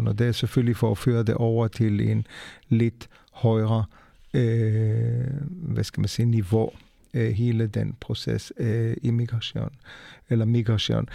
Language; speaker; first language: Danish; non-native, fluent; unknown